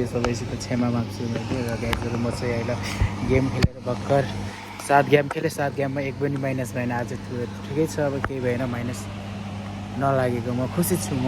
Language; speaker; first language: Nepali; native; Nepali